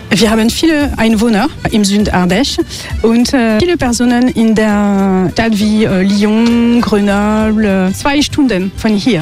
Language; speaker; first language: German; non-native, learner; French